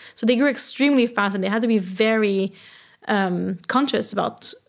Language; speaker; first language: English; non-native, fluent; French